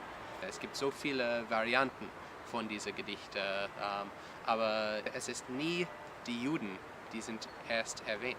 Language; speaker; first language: German; non-native, learner; English